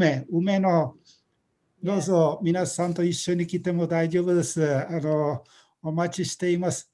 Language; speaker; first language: Japanese; non-native, learner; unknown